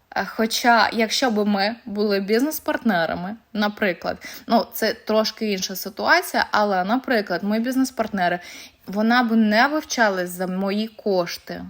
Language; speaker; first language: Ukrainian; non-native, local second language; Russian